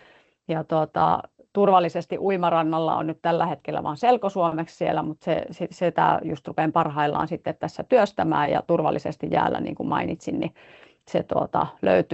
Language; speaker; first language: Finnish; native; Finnish